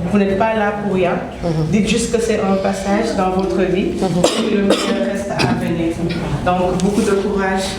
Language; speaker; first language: French; non-native, local second language; Wolof